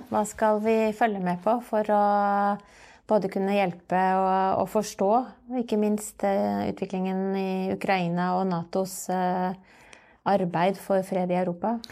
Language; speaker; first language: Norwegian; native; Norwegian